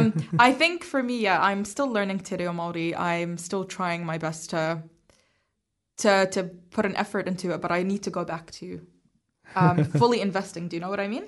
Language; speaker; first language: English; native; English